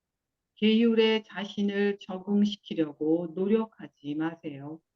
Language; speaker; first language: Korean; native; Korean